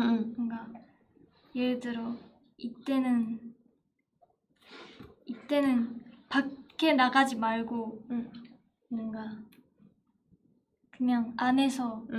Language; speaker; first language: Korean; non-native, fluent; Japanese